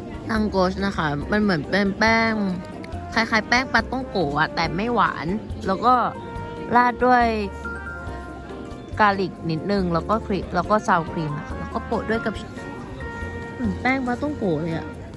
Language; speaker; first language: Thai; native; Thai